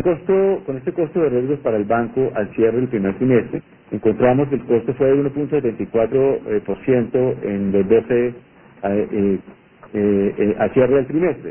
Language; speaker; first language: Spanish; native; Spanish